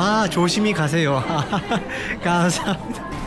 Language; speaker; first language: Korean; non-native, learner; Japanese